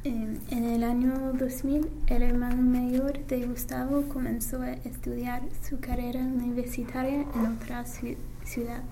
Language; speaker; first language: Spanish; non-native, learner; English